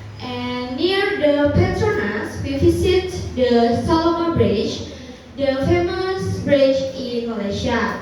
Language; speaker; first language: English; non-native, learner; Indonesian